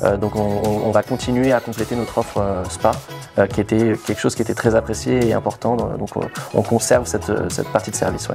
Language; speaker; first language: French; native; French